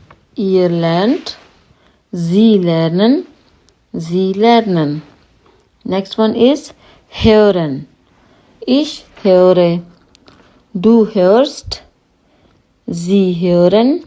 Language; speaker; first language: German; non-native, fluent; Hindi